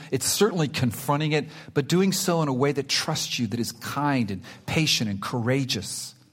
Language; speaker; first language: English; early bilingual, other home language; Spanish